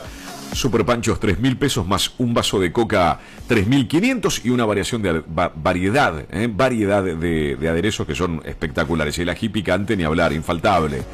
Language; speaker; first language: Spanish; native; Spanish